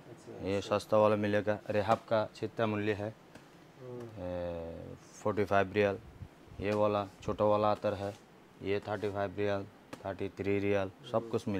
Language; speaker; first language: Hindi; non-native, learner; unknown